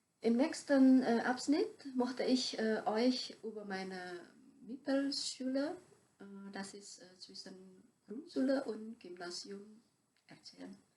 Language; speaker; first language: German; non-native, fluent; Javanese